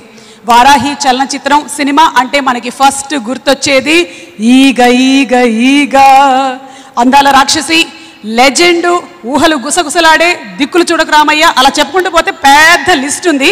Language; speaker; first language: Telugu; native; Telugu